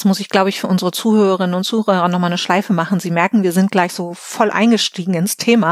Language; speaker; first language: German; native; German